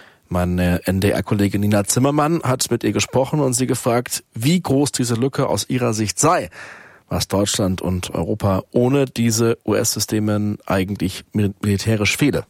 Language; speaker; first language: German; native; German